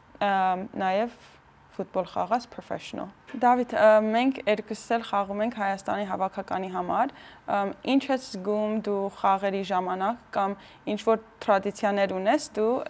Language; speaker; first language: Armenian; early bilingual, heritage; Armenian